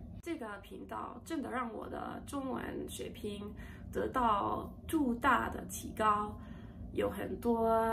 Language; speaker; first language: Chinese; non-native, learner; English